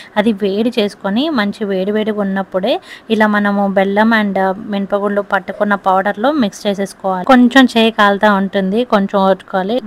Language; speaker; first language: Telugu; non-native, local second language; Lambadi